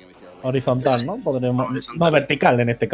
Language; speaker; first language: Spanish; native; Spanish